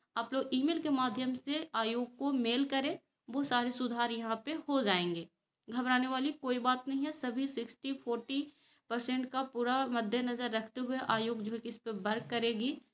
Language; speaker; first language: Hindi; native; Hindi